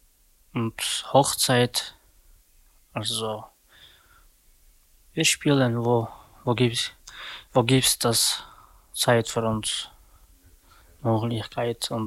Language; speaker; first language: German; non-native, learner; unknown